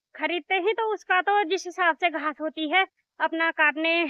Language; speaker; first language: Hindi; native; Hindi